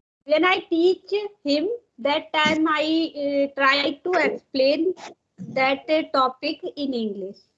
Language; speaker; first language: English; non-native, learner; Hindi